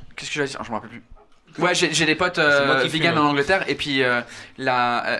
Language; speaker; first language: French; non-native, fluent; English